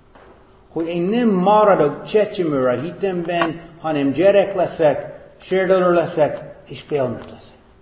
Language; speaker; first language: Hungarian; non-native, fluent; English